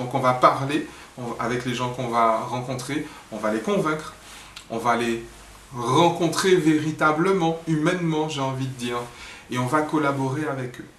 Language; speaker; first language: French; native; French